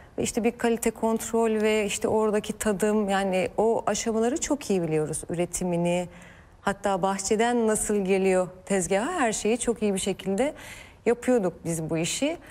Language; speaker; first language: Turkish; native; Turkish